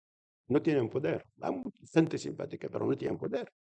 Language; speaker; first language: Spanish; non-native, fluent; Arabic